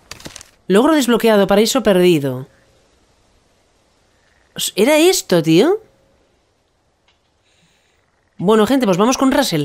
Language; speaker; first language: Spanish; native; Spanish